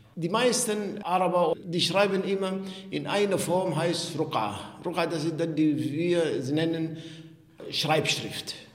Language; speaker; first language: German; non-native, fluent; Arabic